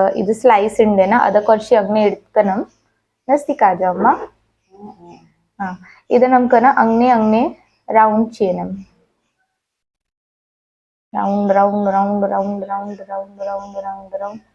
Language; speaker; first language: Malayalam; non-native, local second language; Hindi